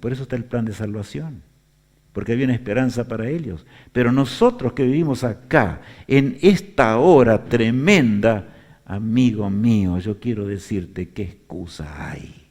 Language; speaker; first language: Spanish; native; Spanish